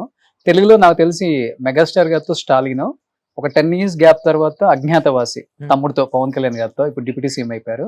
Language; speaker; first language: Telugu; native; Telugu